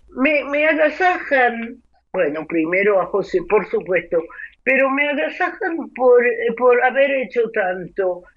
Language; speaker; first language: Spanish; non-native, fluent; French